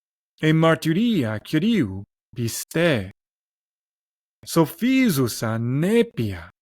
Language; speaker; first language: Greek; non-native, learner; English